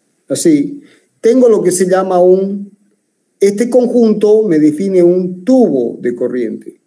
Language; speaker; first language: Spanish; native; Spanish